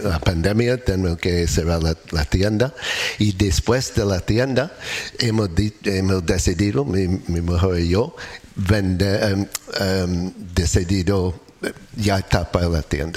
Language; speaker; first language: Spanish; non-native, learner; English